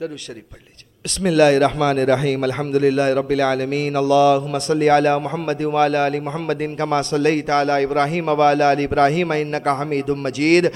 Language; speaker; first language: Urdu; early bilingual, heritage; Urdu